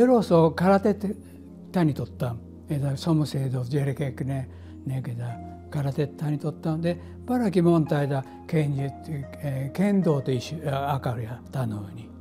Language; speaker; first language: Hungarian; non-native, learner; Japanese